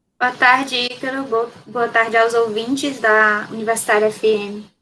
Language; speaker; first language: Portuguese; native; Portuguese